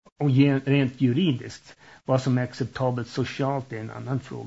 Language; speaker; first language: Swedish; early bilingual, heritage; Swedish